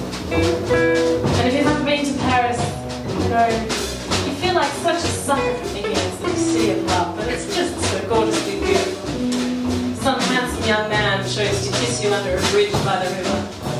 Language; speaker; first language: English; native; English